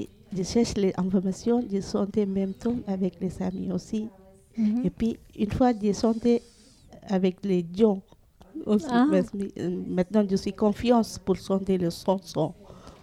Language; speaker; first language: French; non-native, learner; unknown